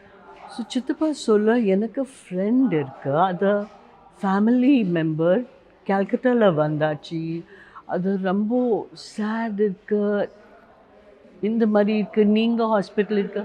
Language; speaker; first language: Tamil; non-native, learner; Hindi